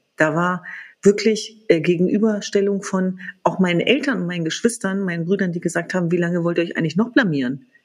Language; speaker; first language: German; early bilingual, other home language; Kurdish